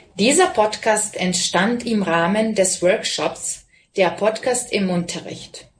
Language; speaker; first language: German; non-native, fluent; Serbian